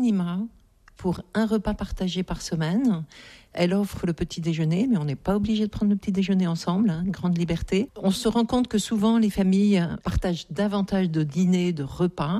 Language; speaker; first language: French; native; French